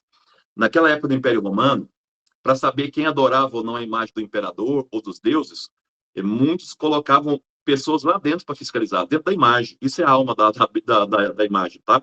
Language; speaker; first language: Portuguese; native; Portuguese